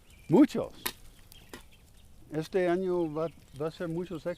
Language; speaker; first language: Spanish; non-native, learner; English